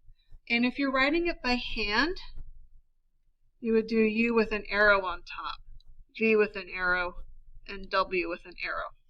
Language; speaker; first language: English; native; English